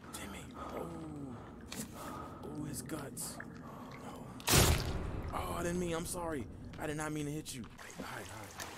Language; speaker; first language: English; native; English